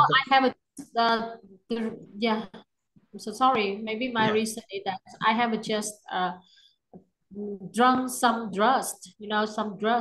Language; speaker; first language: English; non-native, learner; Vietnamese